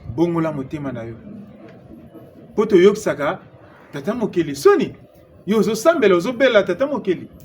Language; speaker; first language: Lingala; non-native, local second language; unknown